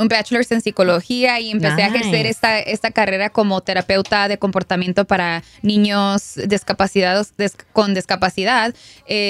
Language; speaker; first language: Spanish; early bilingual, heritage; Spanish